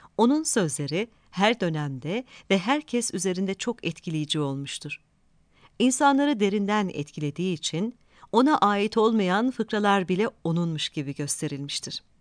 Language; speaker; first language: Turkish; native; Turkish